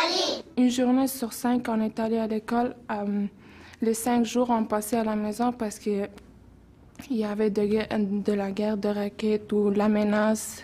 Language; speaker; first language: French; non-native, learner; Persian